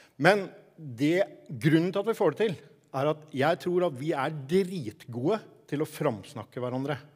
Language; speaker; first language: Norwegian; native; Norwegian